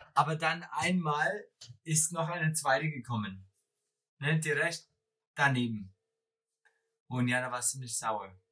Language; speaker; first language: German; non-native, fluent; English